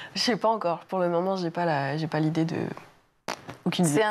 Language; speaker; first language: French; native; French